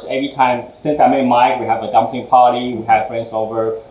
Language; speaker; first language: English; early bilingual, other home language; Chinese